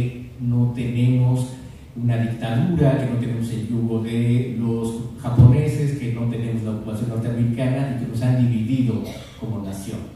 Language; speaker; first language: Spanish; native; Spanish